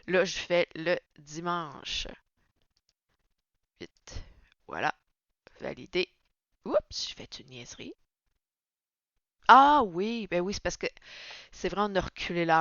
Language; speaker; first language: French; native; French